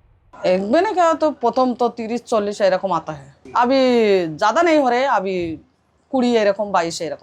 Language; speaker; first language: Hindi; non-native, local second language; Bangla